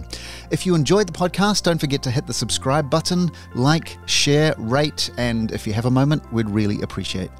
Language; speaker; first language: English; native; English